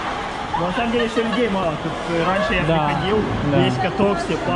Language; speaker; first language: Russian; native; Russian